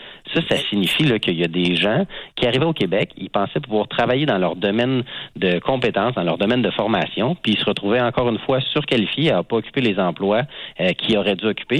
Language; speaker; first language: French; native; French